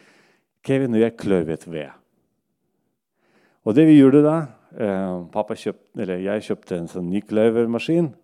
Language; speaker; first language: Norwegian; non-native, local second language; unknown